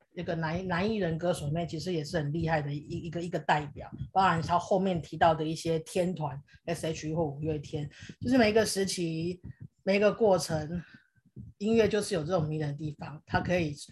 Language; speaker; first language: Chinese; non-native, local second language; Hakka Chinese